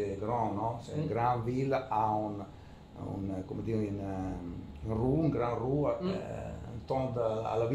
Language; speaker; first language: French; non-native, learner; Italian